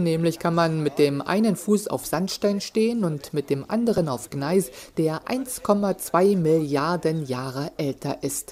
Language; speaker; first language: German; native; German